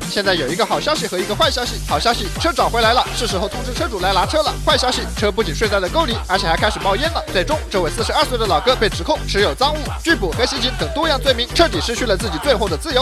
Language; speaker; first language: Chinese; native; Chinese